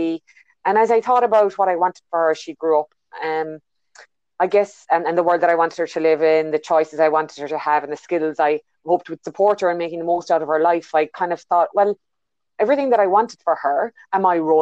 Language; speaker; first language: English; native; English